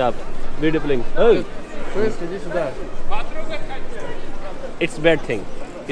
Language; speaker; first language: English; non-native, learner; Hindi